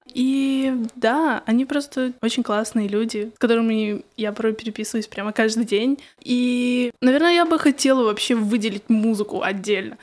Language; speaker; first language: Russian; native; Russian